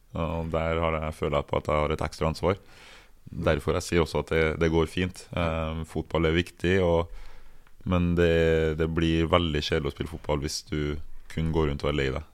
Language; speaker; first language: Norwegian; early bilingual, other home language; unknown